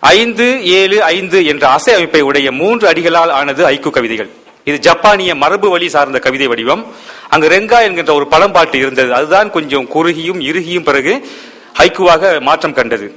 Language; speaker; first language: Tamil; early bilingual, heritage; Tamil